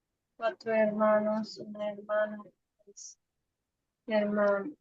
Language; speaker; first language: Spanish; non-native, fluent; Bangla